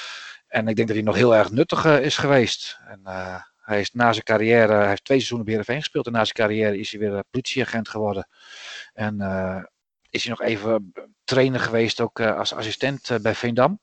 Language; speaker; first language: Dutch; native; Dutch